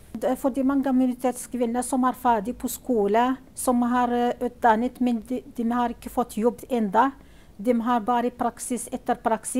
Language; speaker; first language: Norwegian; non-native, learner; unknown